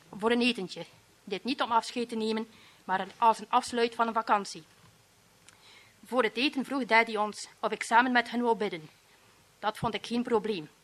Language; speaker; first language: Dutch; native; Dutch